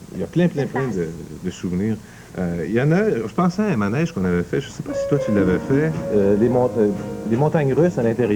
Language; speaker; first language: French; native; French